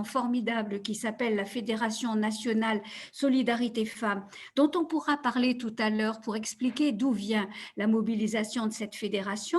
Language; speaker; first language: French; native; French